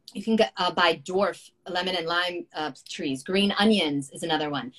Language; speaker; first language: English; native; English